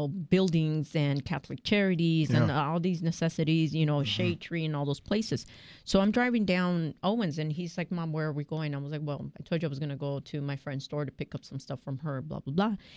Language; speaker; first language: English; early bilingual, other home language; Spanish